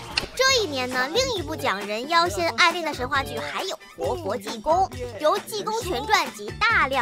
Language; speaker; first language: Chinese; native; Chinese